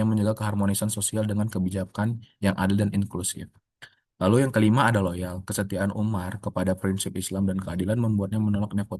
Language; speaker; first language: Indonesian; native; Indonesian